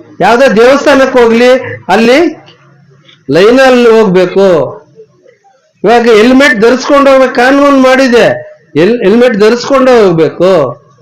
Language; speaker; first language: Kannada; native; Kannada